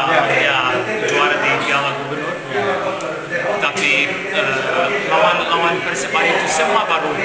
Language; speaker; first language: Indonesian; non-native, learner; Bosnian